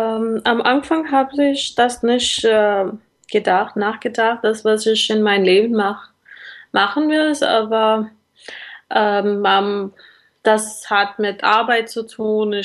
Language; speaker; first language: German; non-native, learner; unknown